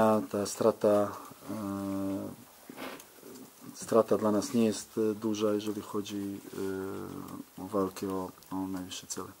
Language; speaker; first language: Polish; non-native, fluent; Serbian